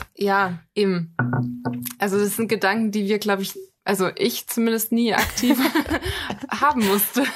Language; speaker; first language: German; native; German